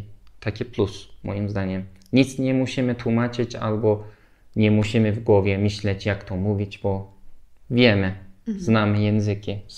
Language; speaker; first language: Polish; non-native, learner; Turkish